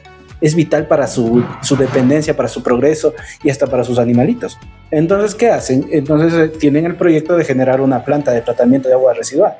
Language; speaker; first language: Spanish; native; Spanish